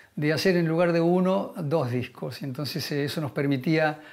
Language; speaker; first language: Spanish; native; Spanish